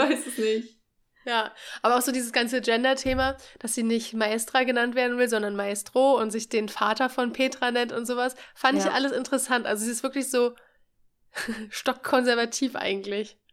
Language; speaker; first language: German; native; German